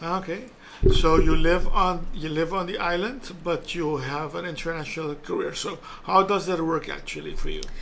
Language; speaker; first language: English; non-native, local second language; Papiamento